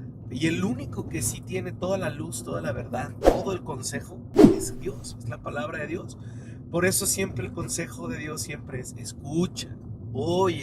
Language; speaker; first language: Spanish; native; Spanish